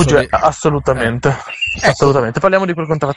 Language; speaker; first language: Italian; native; Italian